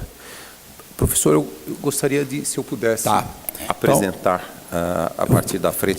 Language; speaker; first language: Portuguese; native; Portuguese